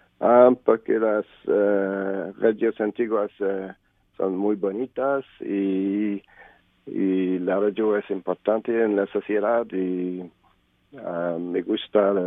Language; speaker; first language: Spanish; non-native, learner; French